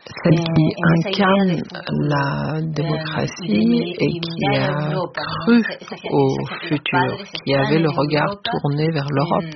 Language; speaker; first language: French; non-native, fluent; Spanish